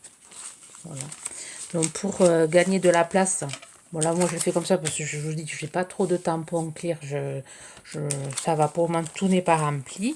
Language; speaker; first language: French; native; French